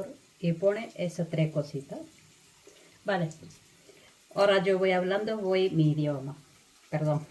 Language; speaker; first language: Spanish; non-native, learner; Malayalam